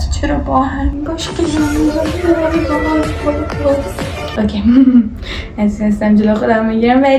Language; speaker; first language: Persian; native; Persian